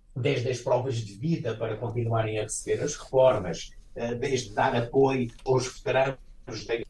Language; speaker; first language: Portuguese; native; Portuguese